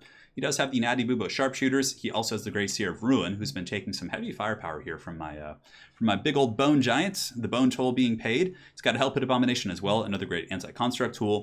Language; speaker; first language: English; native; English